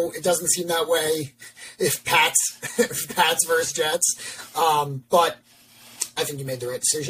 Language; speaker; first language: English; native; English